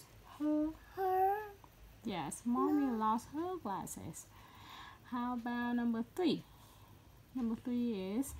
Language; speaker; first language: English; non-native, learner; Vietnamese